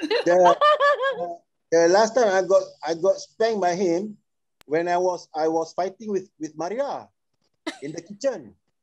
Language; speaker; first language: English; non-native, local second language; Malay